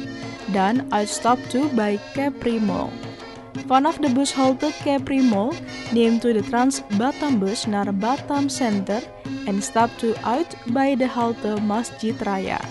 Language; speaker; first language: Dutch; non-native, fluent; Indonesian